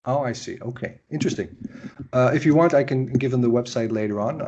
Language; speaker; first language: English; non-native, fluent; Dutch